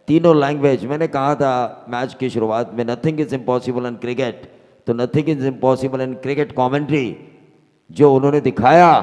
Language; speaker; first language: Hindi; non-native, local second language; Marathi